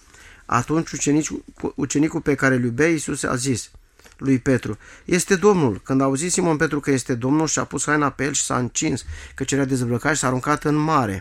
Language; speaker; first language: Romanian; native; Romanian